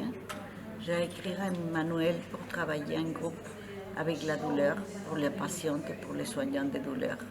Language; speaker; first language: French; non-native, fluent; Spanish